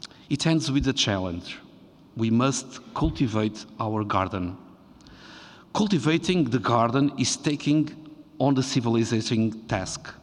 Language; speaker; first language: English; non-native, fluent; Portuguese